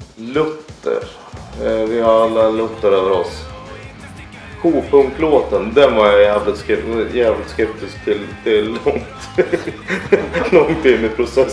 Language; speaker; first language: Swedish; native; Swedish